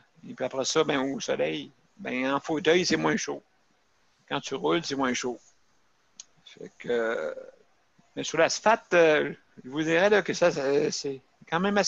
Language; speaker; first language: French; native; French